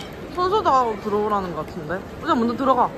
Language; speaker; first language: Korean; native; Korean